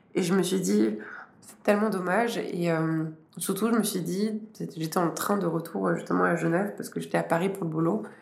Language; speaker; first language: French; native; French